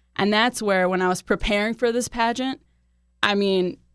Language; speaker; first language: English; early bilingual, other home language; Hindi